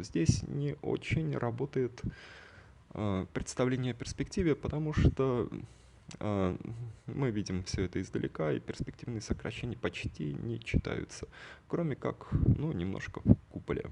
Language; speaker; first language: Russian; native; Russian